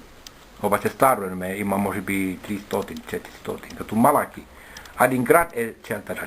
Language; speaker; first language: Bulgarian; non-native, learner; Finnish